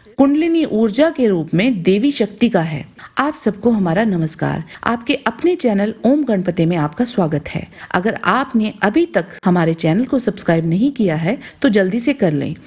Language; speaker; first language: Hindi; non-native, local second language; Punjabi